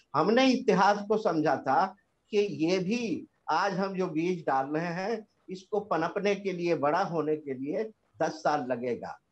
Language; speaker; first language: Hindi; native; Hindi